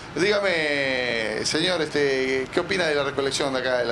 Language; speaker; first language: Spanish; native; Spanish